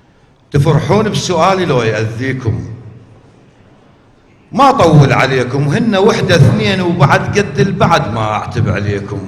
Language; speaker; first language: Arabic; native; Arabic